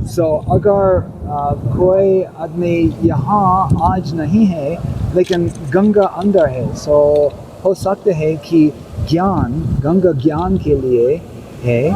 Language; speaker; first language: Hindi; non-native, learner; English